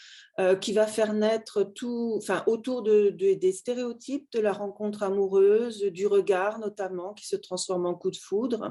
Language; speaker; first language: French; native; French